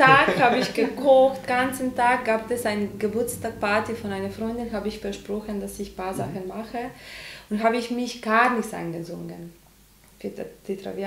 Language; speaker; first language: German; non-native, learner; Macedonian